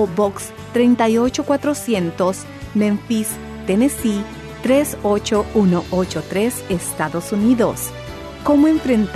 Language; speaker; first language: Spanish; native; Spanish